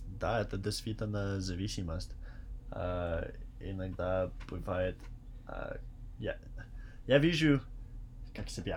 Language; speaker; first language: Russian; non-native, learner; English